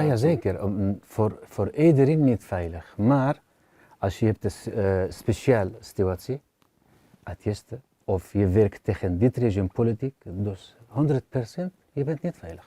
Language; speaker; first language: Dutch; non-native, learner; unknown